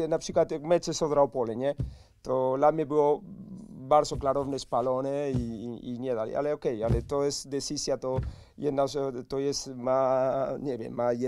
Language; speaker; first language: Polish; non-native, learner; Spanish